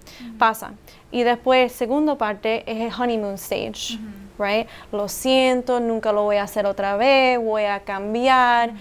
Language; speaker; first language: Spanish; early bilingual, heritage; Spanish